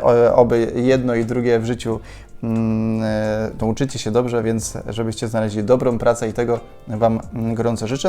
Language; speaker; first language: Polish; native; Polish